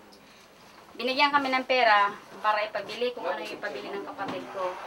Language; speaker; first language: Filipino; native; Filipino